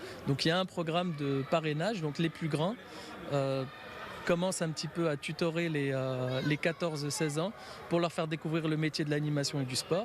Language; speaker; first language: French; native; French